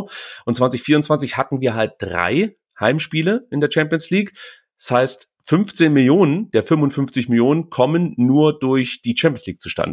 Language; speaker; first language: German; native; German